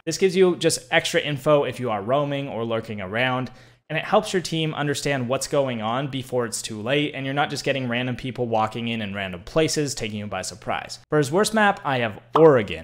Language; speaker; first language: English; native; English